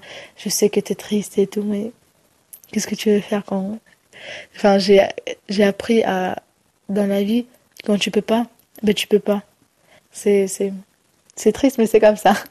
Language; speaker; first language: French; non-native, fluent; Romany